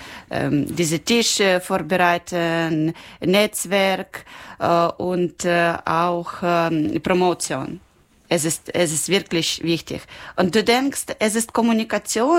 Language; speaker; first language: German; non-native, learner; Ukrainian